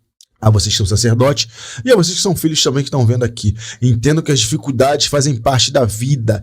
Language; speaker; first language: Portuguese; native; Portuguese